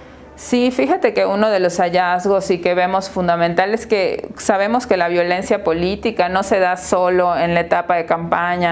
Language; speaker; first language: Spanish; native; Spanish